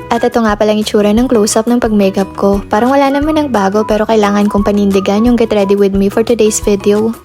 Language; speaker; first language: Filipino; native; Filipino